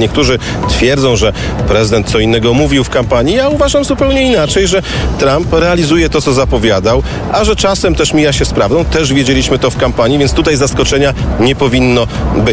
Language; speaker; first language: Polish; native; Polish